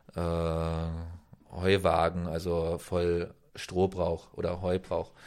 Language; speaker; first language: German; native; German